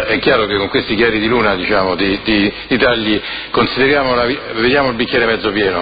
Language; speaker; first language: Italian; native; Italian